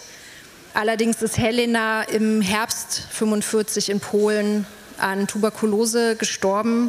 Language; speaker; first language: German; native; German